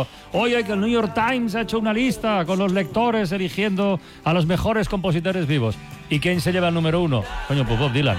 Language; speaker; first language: Spanish; native; Spanish